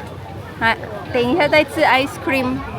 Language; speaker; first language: Chinese; non-native, learner; Filipino